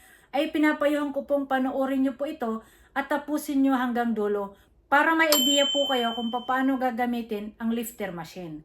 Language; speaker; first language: Filipino; native; Filipino